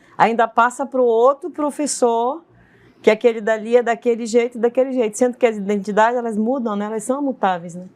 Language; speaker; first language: Portuguese; native; Portuguese